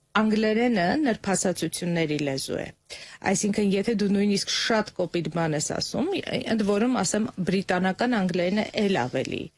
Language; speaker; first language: Armenian; native; Armenian